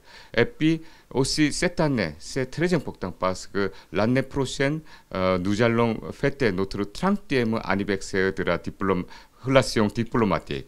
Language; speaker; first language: French; non-native, fluent; Korean